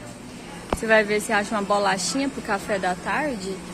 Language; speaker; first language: Portuguese; native; Portuguese